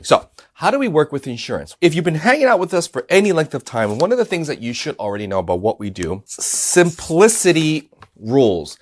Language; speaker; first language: English; native; English